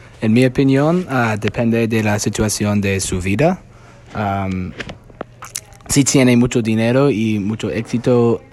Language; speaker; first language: Spanish; non-native, learner; English